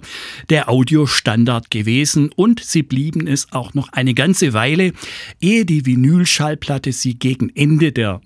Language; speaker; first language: German; native; German